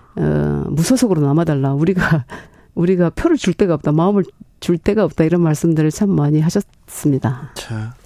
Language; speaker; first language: Korean; native; Korean